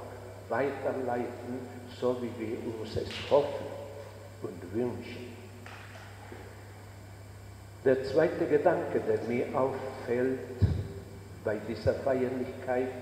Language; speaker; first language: German; non-native, fluent; Spanish